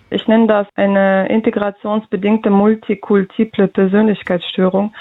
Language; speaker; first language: German; early bilingual, other home language; Russian